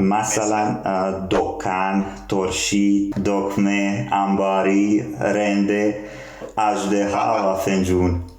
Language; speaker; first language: Persian; non-native, learner; Serbian